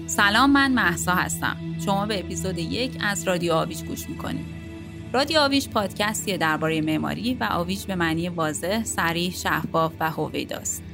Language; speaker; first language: Persian; native; Persian